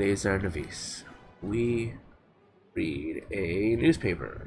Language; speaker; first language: Danish; non-native, learner; English